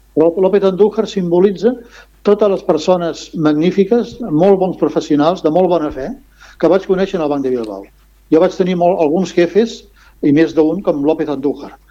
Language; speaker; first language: Catalan; non-native, local second language; Spanish